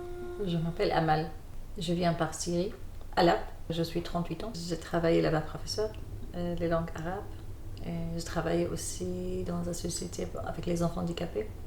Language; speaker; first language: French; non-native, learner; Arabic